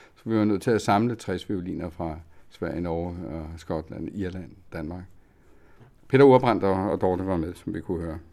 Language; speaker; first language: Danish; native; Danish